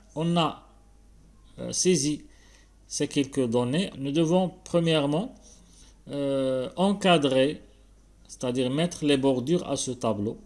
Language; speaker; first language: French; non-native, local second language; Arabic